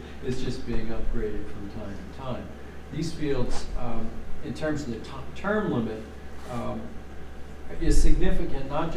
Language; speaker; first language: English; native; English